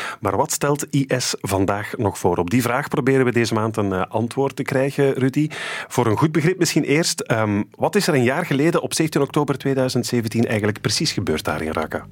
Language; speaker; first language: Dutch; native; Dutch